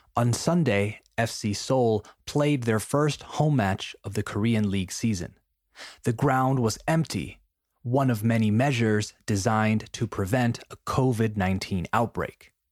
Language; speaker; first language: English; non-native, fluent; Spanish